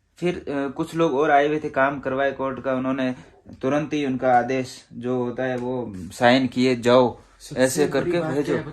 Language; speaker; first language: Hindi; native; Hindi